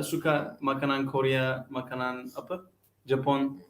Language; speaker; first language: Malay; non-native, learner; Turkish